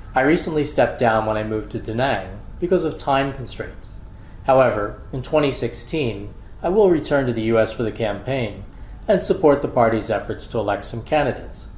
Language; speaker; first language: English; native; English